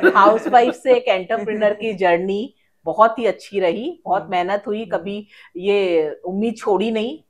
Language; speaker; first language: Hindi; native; Hindi